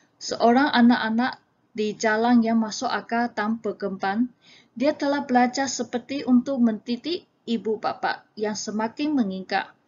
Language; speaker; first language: Malay; non-native, local second language; Chinese